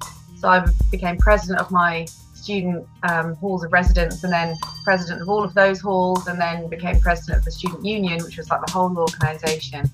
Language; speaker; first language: English; native; English